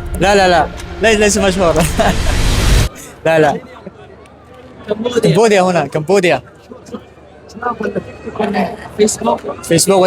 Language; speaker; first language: Arabic; non-native, learner; Khmer